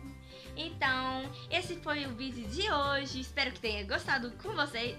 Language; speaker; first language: Portuguese; early bilingual, heritage; Portuguese